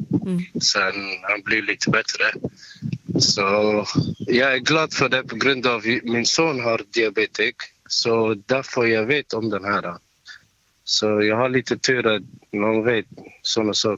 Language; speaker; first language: Swedish; non-native, learner; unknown